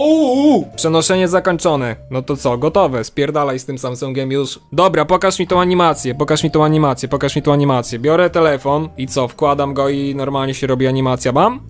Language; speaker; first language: Polish; native; Polish